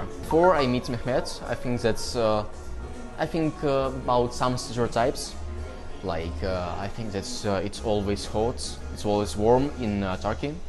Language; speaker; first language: English; non-native, learner; Russian